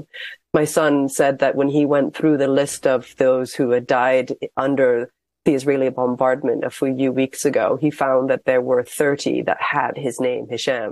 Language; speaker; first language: English; native; English